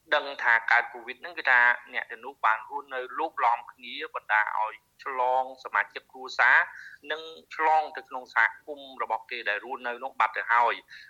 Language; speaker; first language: Khmer; native; Khmer